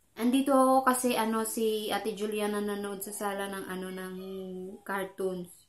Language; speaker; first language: Filipino; non-native, local second language; Cebuano